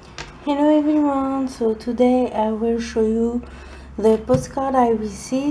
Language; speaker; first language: English; non-native, learner; French